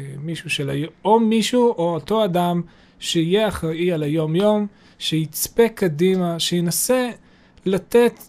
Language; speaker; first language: Hebrew; native; Hebrew